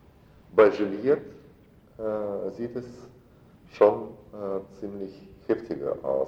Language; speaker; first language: German; non-native, fluent; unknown